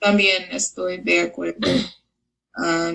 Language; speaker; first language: Spanish; non-native, learner; English